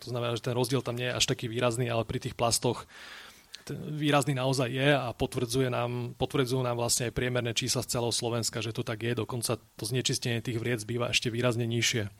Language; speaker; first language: Slovak; native; Slovak